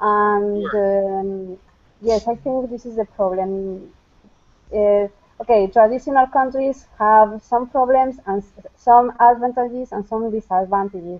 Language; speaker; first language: English; non-native, fluent; Spanish